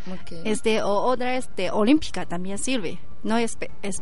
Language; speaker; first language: Spanish; non-native, learner; Chinese